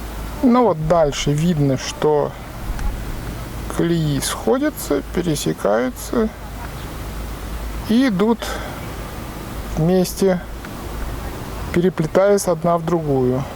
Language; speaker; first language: Russian; native; Russian